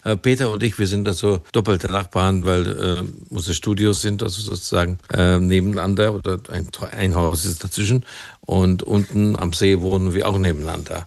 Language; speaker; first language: German; non-native, fluent; Hungarian